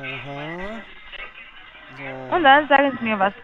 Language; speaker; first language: German; non-native, learner; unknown